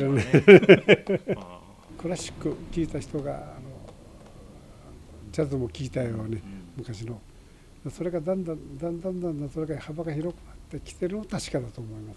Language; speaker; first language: Japanese; native; Japanese